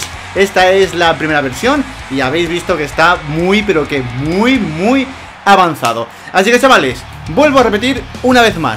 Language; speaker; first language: Spanish; native; Spanish